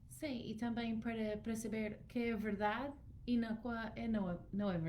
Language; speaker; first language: Portuguese; non-native, learner; English